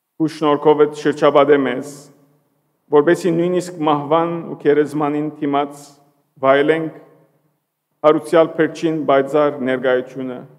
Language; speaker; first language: Armenian; early bilingual, heritage; Armenian